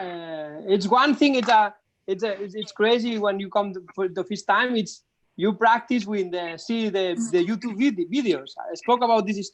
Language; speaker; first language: English; non-native, learner; Spanish